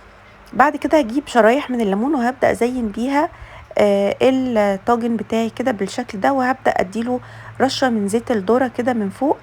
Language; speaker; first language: Arabic; native; Arabic